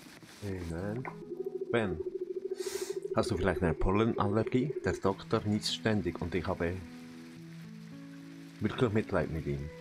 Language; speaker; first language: German; native; German